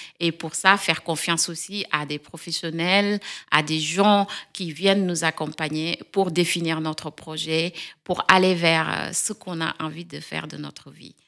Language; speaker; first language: French; non-native, local second language; Wolof